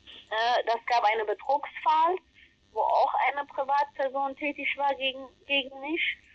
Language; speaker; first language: German; non-native, fluent; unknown